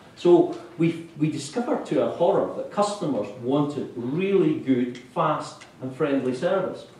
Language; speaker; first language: English; native; English